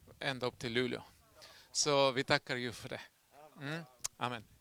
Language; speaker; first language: Swedish; non-native, fluent; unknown